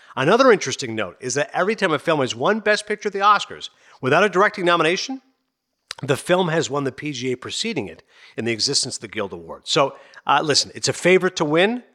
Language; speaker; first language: English; native; English